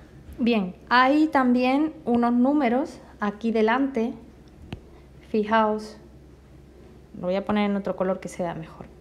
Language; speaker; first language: Spanish; native; Spanish